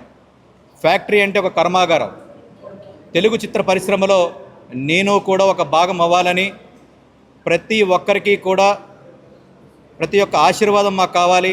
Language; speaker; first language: Telugu; native; Telugu